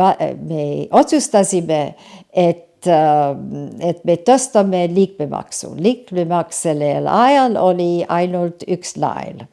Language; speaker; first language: Estonian; early bilingual, heritage; Estonian